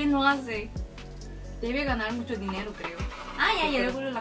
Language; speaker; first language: Spanish; non-native, fluent; Korean